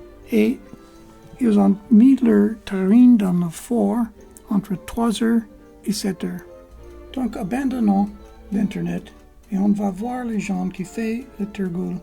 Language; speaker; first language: French; non-native, fluent; English